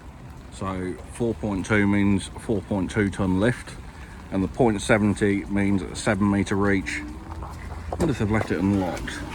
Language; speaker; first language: English; native; English